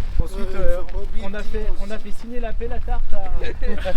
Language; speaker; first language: French; native; French